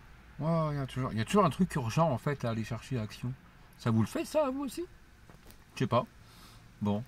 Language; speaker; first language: French; native; French